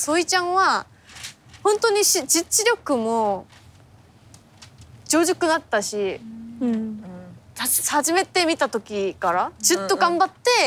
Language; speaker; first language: Japanese; non-native, fluent; Korean